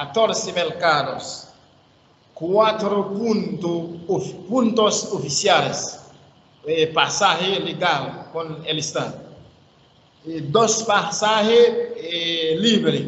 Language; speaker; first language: Spanish; non-native, learner; Haitian Creole